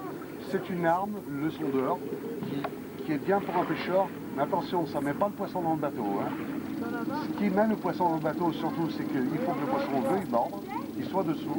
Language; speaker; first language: French; native; French